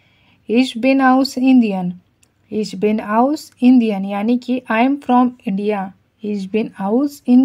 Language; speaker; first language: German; non-native, fluent; Hindi